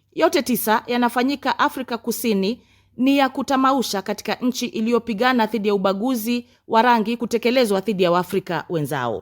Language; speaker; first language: Swahili; non-native, local second language; Kikuyu